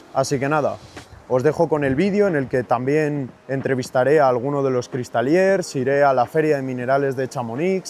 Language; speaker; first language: Spanish; native; Spanish